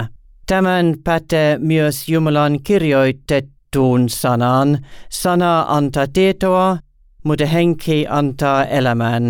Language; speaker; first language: Finnish; non-native, learner; English